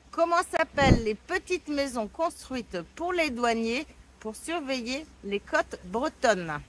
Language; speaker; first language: French; native; French